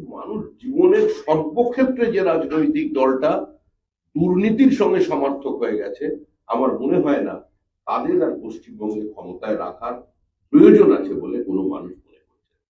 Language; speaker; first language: Bangla; native; Bangla